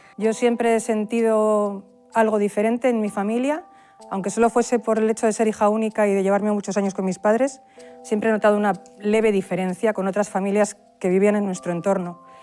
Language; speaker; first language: Spanish; native; Spanish